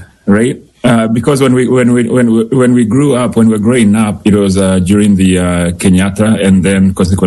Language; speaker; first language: English; non-native, local second language; Kikuyu